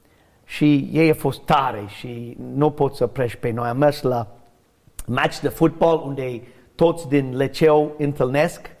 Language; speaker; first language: Romanian; non-native, learner; English